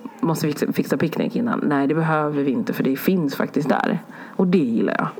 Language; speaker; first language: Swedish; early bilingual, other home language; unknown